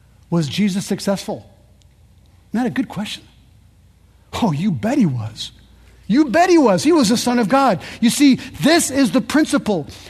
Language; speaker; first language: English; early bilingual, other home language; French